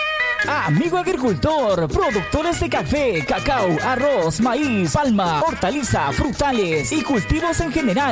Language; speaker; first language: Spanish; native; Spanish